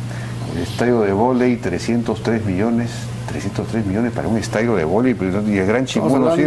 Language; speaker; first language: Spanish; native; Spanish